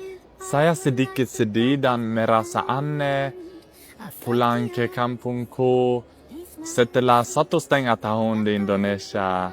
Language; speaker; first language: Indonesian; non-native, learner; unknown